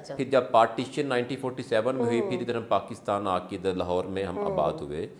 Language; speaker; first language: Urdu; non-native, local second language; Punjabi